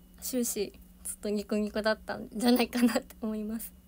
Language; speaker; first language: Japanese; native; Japanese